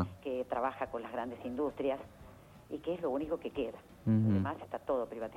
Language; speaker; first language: Spanish; native; Spanish